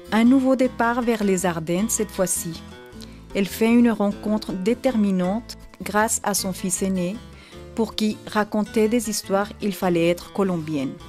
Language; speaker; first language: French; native; French